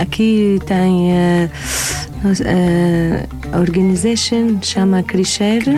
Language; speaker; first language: Portuguese; non-native, learner; Arabic